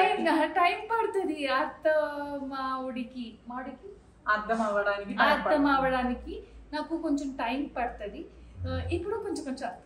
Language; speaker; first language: Telugu; non-native, learner; Kannada